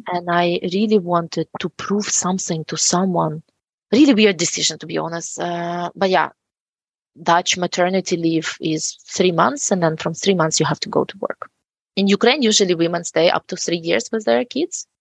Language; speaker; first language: English; non-native, fluent; Ukrainian